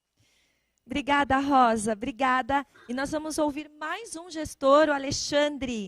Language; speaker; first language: Portuguese; native; Portuguese